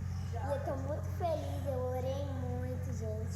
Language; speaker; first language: Portuguese; non-native, local second language; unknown